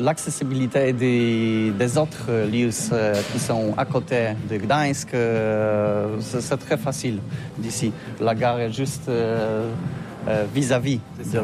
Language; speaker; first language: French; non-native, learner; Polish